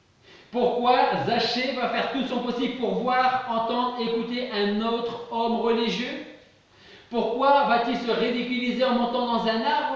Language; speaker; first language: French; native; French